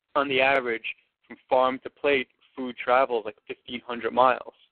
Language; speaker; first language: English; native; English